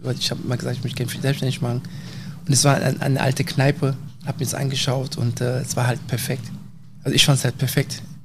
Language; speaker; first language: German; early bilingual, other home language; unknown